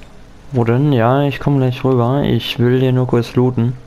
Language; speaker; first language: German; native; German